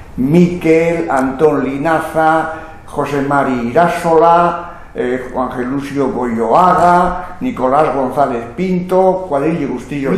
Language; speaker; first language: Basque; native; Basque